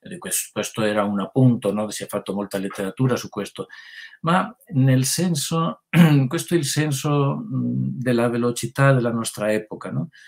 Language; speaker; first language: Italian; non-native, fluent; Spanish